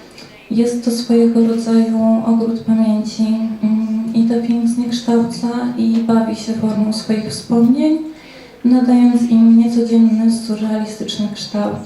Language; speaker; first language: Polish; native; Polish